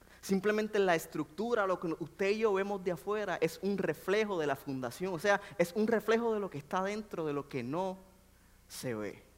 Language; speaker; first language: Spanish; native; Spanish